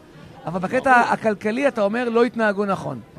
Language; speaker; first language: Hebrew; native; Hebrew